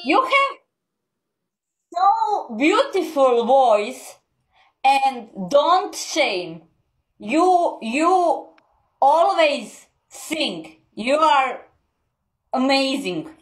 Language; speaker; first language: English; non-native, learner; Croatian